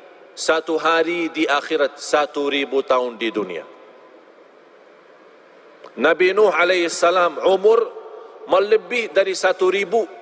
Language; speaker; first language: Indonesian; non-native, fluent; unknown